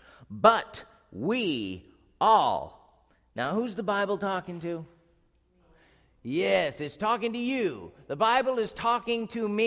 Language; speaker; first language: English; native; English